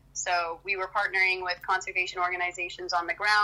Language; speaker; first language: English; native; English